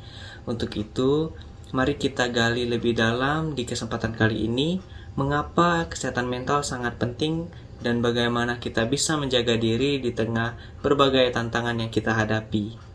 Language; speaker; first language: Indonesian; native; Indonesian